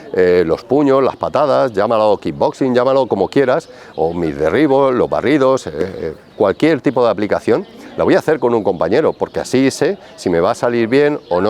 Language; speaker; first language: Spanish; native; Spanish